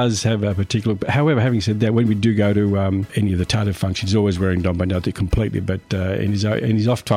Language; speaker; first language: English; native; English